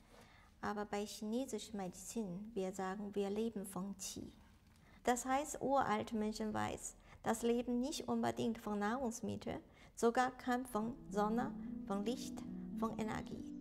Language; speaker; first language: German; non-native, learner; Chinese